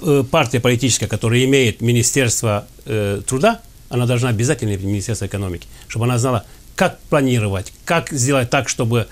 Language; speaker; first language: Russian; non-native, fluent; Romanian